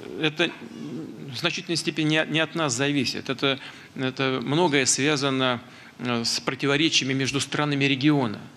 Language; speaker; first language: Russian; native; Russian